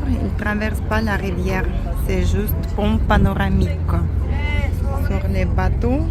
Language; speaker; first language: French; non-native, fluent; Russian